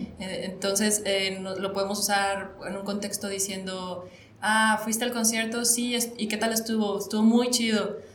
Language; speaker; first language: Spanish; native; Spanish